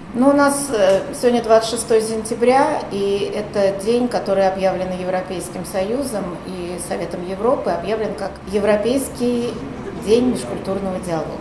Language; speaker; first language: Russian; native; Russian